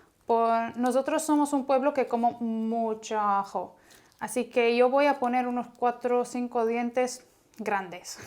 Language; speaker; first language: Spanish; non-native, fluent; Arabic